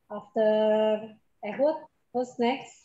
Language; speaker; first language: English; non-native, fluent; Indonesian